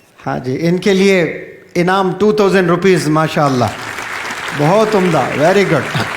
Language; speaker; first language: Urdu; native; Urdu